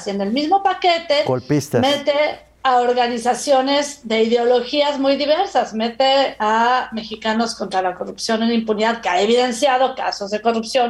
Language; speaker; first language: Spanish; native; Spanish